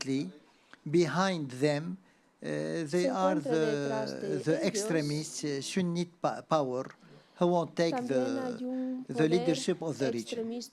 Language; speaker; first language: English; non-native, fluent; Arabic